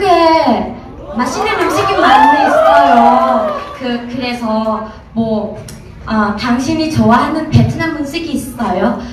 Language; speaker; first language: Korean; non-native, learner; Vietnamese